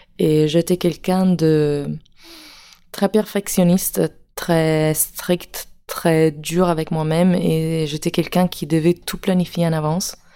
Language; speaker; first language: French; non-native, fluent; Italian